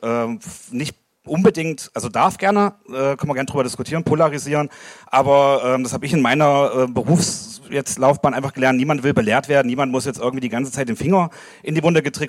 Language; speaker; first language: German; native; German